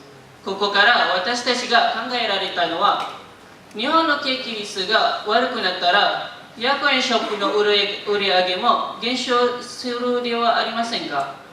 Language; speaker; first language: Japanese; non-native, learner; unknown